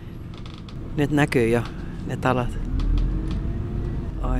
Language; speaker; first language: Finnish; early bilingual, heritage; Finnish